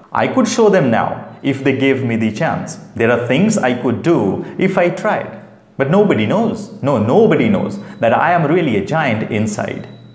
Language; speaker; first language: English; non-native, local second language; Bangla